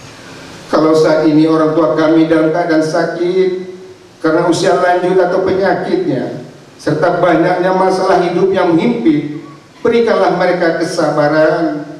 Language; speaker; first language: Indonesian; native; Indonesian